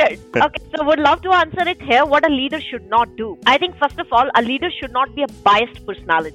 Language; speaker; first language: English; non-native, local second language; Hindi